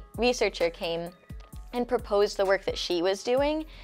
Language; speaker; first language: English; native; English